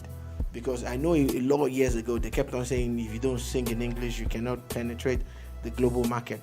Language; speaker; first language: English; non-native, local second language; Yoruba